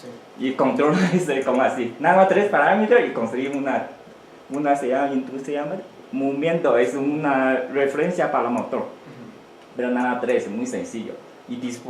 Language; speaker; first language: Spanish; non-native, learner; Chinese